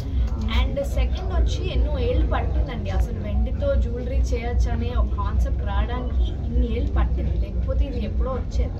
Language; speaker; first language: Telugu; native; Telugu